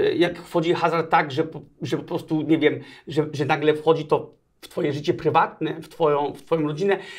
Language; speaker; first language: Polish; early bilingual, other home language; Danish